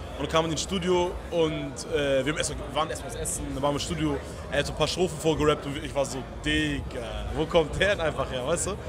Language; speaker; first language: German; early bilingual, other home language; Portuguese